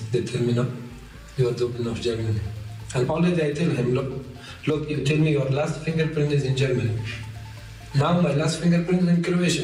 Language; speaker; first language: English; non-native, learner; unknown